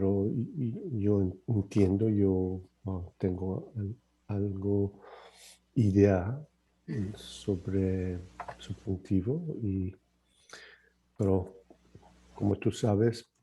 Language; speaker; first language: Spanish; non-native, learner; English